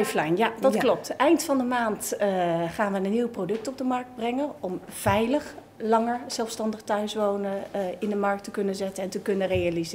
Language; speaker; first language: Dutch; native; Dutch